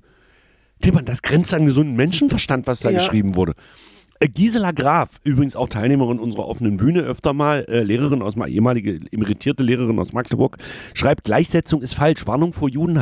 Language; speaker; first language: German; native; German